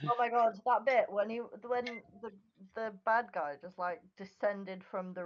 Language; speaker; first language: English; native; English